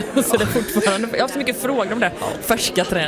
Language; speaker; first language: Swedish; native; Swedish